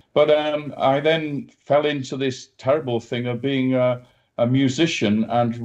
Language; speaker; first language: English; native; English